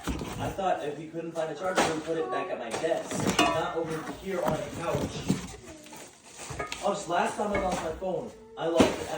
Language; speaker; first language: English; early bilingual, other home language; Uzbek